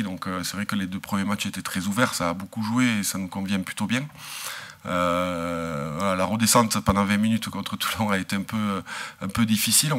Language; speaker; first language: French; native; French